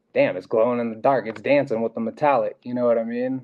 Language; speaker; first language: English; native; English